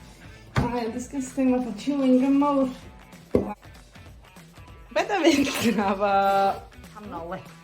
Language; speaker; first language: Welsh; native; Welsh